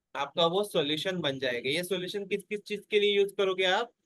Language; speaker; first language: Hindi; non-native, local second language; Marathi